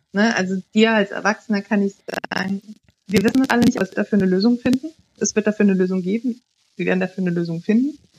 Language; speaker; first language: German; early bilingual, other home language; Italian